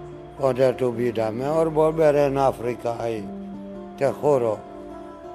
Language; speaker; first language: Spanish; non-native, learner; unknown